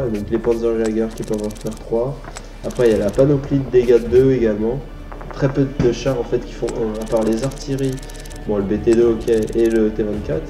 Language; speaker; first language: French; native; French